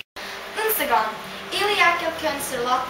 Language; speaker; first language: French; non-native, learner; English